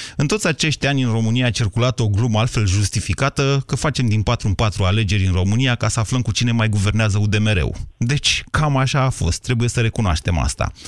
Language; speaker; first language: Romanian; native; Romanian